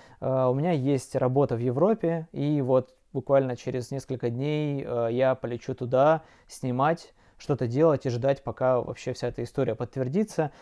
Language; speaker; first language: Russian; native; Russian